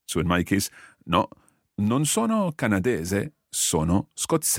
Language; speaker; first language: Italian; non-native, fluent; English